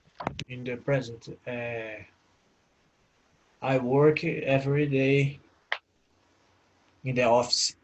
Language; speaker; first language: English; non-native, learner; Portuguese